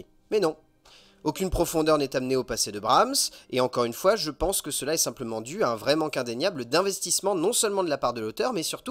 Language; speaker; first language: French; native; French